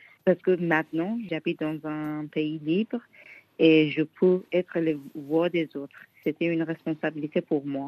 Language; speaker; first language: French; non-native, learner; Persian